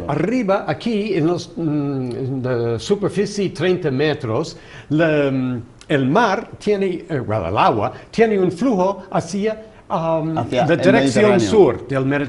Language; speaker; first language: Spanish; non-native, fluent; English